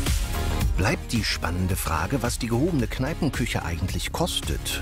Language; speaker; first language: German; native; German